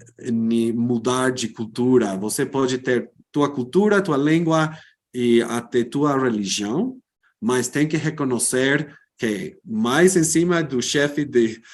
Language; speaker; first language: Portuguese; non-native, fluent; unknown